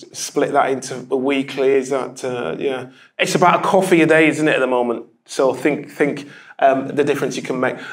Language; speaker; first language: English; native; English